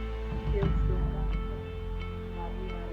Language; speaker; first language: Portuguese; non-native, local second language; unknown